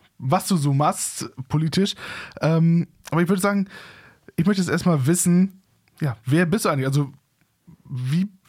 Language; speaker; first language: German; native; German